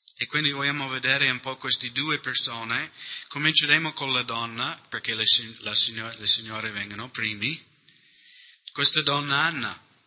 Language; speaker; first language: Italian; non-native, fluent; English